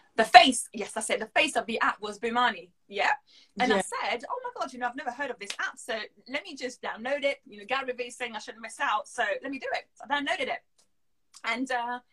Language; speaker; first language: English; non-native, fluent; French